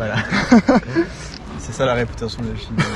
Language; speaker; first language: French; native; French